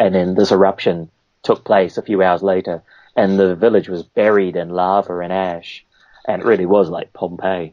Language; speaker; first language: English; native; English